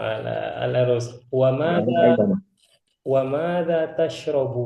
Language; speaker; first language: Arabic; non-native, fluent; Indonesian